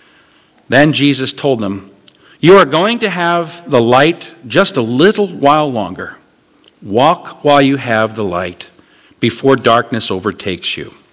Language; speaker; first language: English; native; English